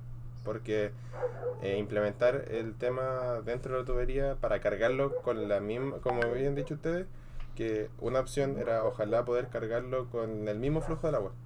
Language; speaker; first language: Spanish; native; Spanish